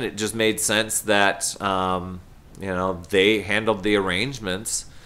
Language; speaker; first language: English; native; English